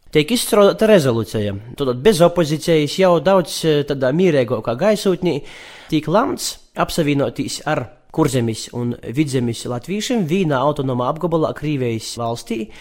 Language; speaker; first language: Latvian; native; Latvian